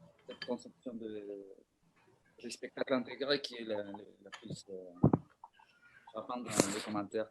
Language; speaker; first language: French; non-native, fluent; Spanish